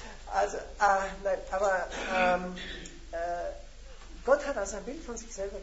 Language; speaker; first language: German; native; German